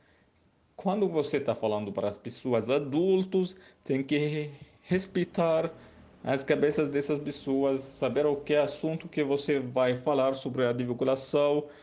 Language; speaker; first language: Portuguese; non-native, learner; Arabic